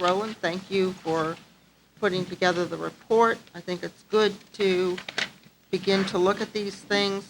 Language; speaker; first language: English; native; English